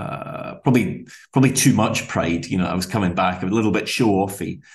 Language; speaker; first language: English; native; English